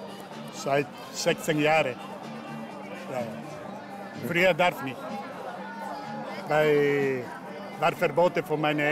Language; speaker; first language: German; non-native, learner; Italian